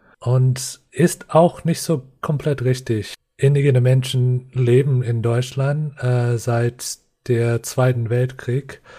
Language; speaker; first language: German; non-native, fluent; English